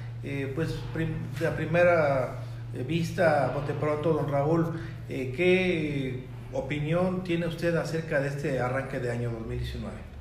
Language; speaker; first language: Spanish; native; Spanish